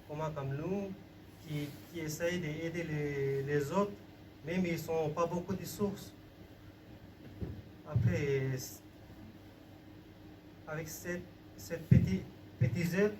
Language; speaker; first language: French; non-native, learner; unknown